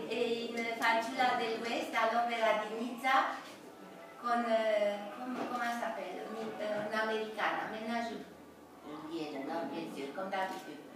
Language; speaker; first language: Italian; non-native, fluent; Romanian